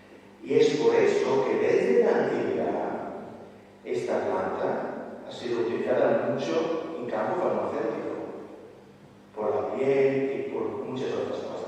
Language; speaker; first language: Spanish; non-native, fluent; Italian